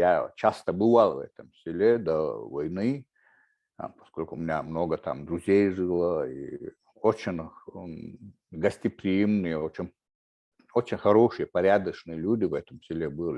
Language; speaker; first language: Russian; non-native, local second language; Chechen